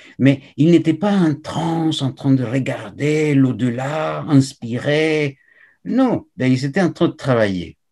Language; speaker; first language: French; non-native, fluent; Spanish